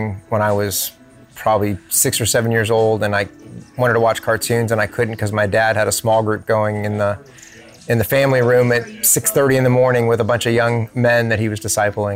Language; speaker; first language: English; native; English